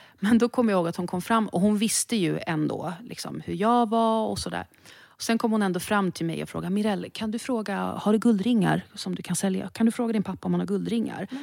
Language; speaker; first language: Swedish; native; Swedish